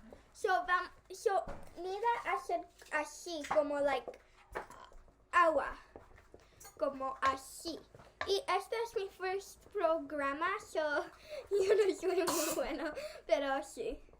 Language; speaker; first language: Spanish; early bilingual, heritage; Spanish